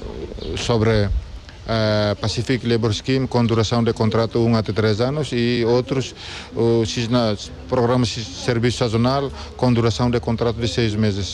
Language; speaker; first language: Portuguese; non-native, local second language; Tetum